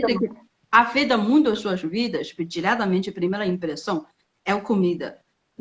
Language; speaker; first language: Portuguese; non-native, fluent; Chinese